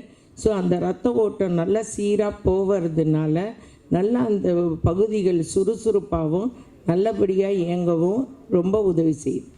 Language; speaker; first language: Tamil; native; Tamil